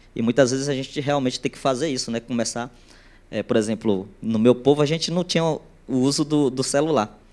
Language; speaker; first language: Portuguese; native; Portuguese